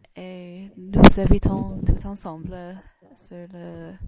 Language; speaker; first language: French; non-native, learner; English